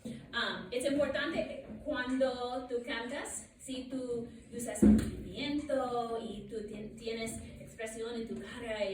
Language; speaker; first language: Spanish; non-native, learner; English